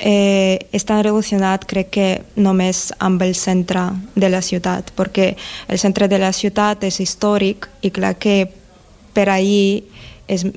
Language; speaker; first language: Catalan; non-native, learner; Russian